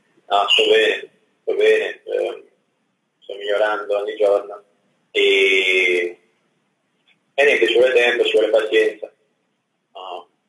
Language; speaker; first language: Italian; early bilingual, other home language; English